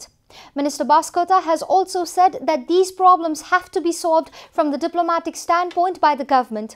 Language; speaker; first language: English; non-native, local second language; Nepali